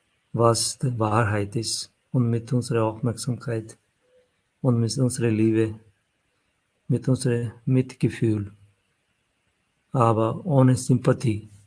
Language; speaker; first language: German; non-native, fluent; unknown